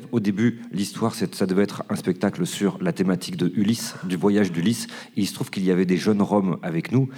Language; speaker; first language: French; native; French